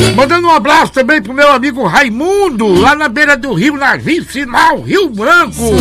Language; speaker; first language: Portuguese; native; Portuguese